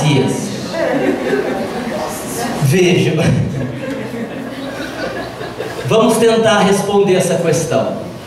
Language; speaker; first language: Portuguese; native; Portuguese